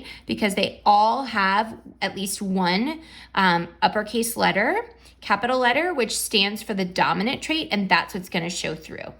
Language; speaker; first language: English; native; English